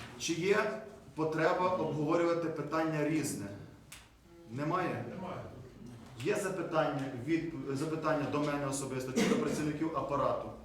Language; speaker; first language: Ukrainian; native; Ukrainian